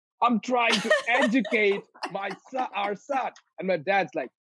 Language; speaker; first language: English; non-native, local second language; Bangla